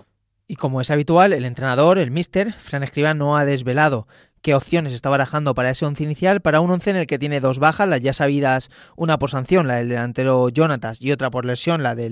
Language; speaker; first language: Spanish; native; Spanish